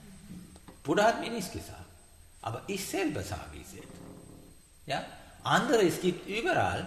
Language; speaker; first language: German; non-native, learner; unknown